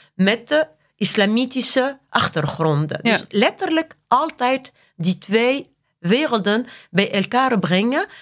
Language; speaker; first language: Dutch; non-native, fluent; Arabic